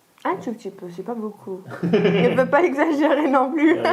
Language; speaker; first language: French; non-native, local second language; Arabic